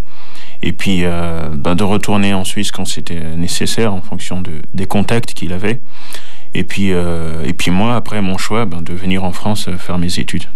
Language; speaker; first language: French; early bilingual, other home language; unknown